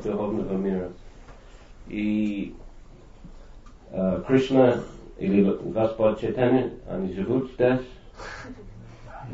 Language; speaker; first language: Russian; non-native, fluent; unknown